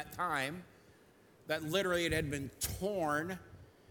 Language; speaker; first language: English; native; English